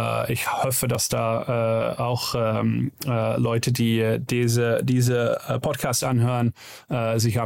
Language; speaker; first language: German; non-native, learner; Dutch